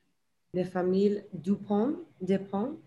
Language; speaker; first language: French; non-native, learner; English